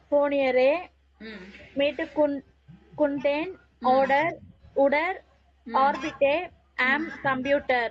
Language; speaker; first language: German; non-native, learner; Tamil